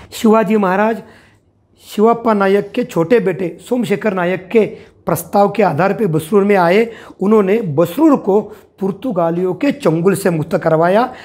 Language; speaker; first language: Hindi; non-native, local second language; Marathi